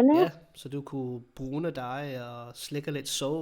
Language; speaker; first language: Danish; non-native, fluent; English